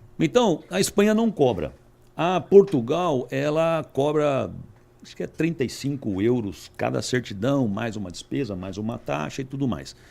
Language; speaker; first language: Portuguese; native; Portuguese